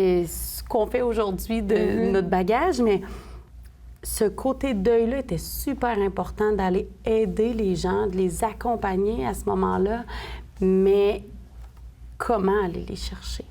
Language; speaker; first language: French; native; French